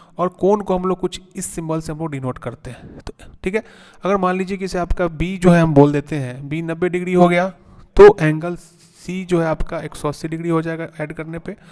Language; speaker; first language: Hindi; native; Hindi